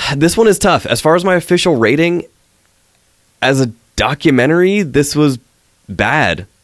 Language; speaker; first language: English; native; English